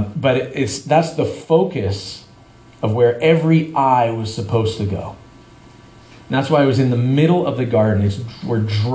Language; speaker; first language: English; native; English